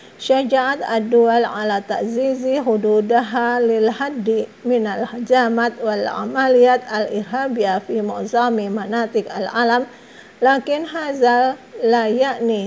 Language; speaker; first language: Arabic; non-native, fluent; Indonesian